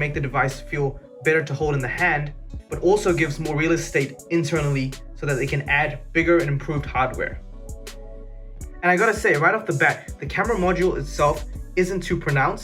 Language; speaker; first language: English; native; English